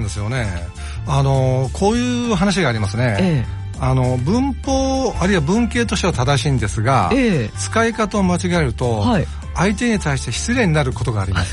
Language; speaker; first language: Japanese; native; Japanese